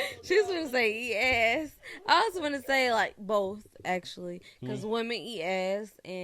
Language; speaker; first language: English; native; English